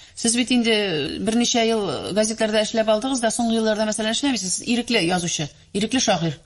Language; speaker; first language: Tatar; native; Tatar